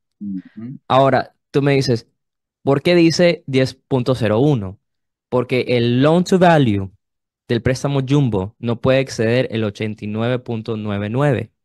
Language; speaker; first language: Spanish; early bilingual, heritage; Spanish